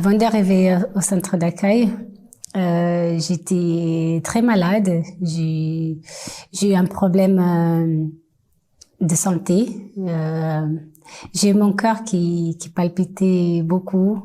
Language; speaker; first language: French; non-native, fluent; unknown